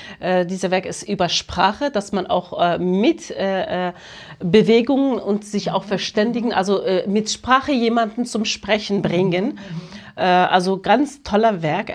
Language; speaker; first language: German; early bilingual, other home language; Kurdish